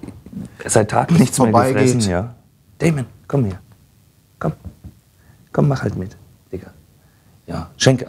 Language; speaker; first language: German; native; German